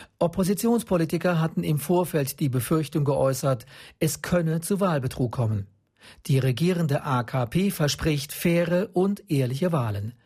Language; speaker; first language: German; native; German